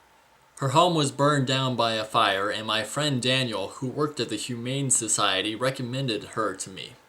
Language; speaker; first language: English; native; English